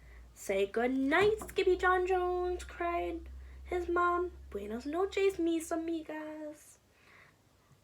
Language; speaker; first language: English; native; English